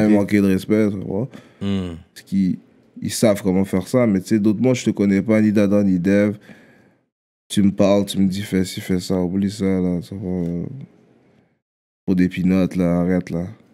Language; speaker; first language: French; native; French